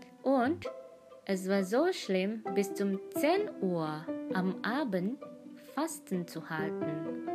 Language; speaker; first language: German; non-native, learner; Indonesian